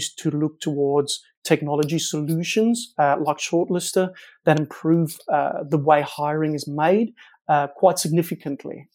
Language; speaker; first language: English; non-native, local second language; Afrikaans